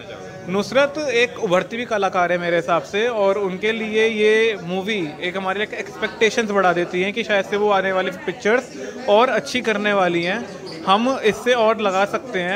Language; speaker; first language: Hindi; native; Hindi